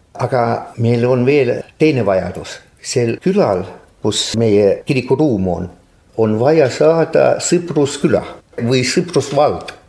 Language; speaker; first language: Estonian; non-native, local second language; Russian